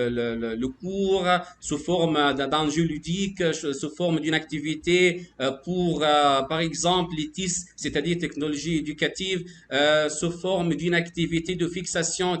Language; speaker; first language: French; non-native, fluent; Arabic